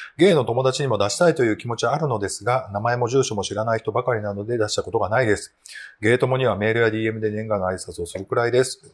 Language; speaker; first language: Japanese; native; Japanese